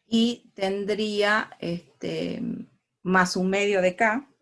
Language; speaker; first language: Spanish; native; Spanish